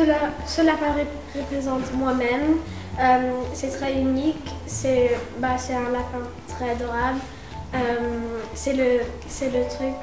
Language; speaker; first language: French; early bilingual, heritage; French